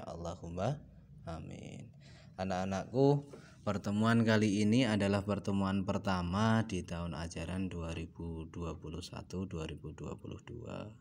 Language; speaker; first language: Indonesian; native; Indonesian